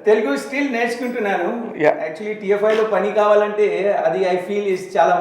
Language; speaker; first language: Telugu; non-native, learner; Hindi